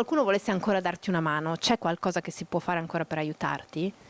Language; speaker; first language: Italian; native; Italian